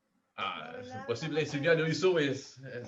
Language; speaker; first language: Spanish; non-native, learner; French